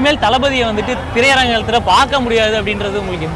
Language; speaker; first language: Tamil; native; Tamil